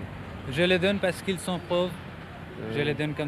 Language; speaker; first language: French; non-native, fluent; Bangla